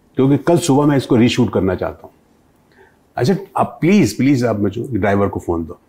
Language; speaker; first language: Hindi; native; Hindi